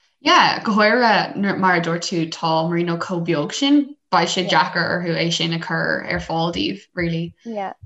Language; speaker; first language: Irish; non-native, local second language; English